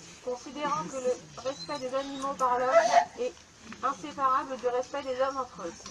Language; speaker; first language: French; native; French